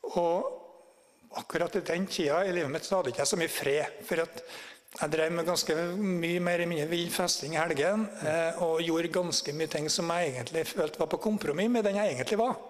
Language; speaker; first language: Norwegian; native; Norwegian